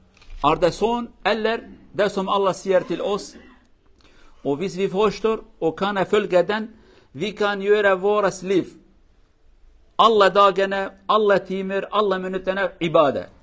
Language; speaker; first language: Swedish; non-native, learner; Kurdish